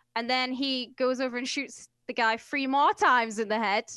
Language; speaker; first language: English; native; English